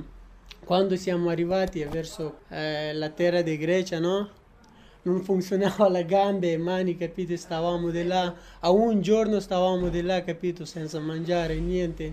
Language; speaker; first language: Italian; non-native, learner; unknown